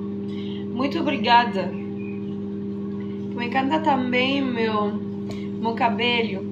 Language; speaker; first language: Portuguese; non-native, learner; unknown